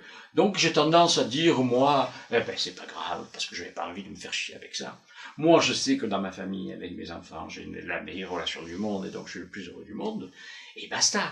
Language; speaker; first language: French; native; French